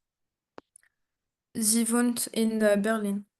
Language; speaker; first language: German; non-native, learner; French